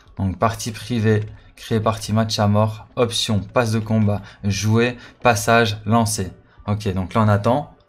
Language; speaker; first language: French; native; French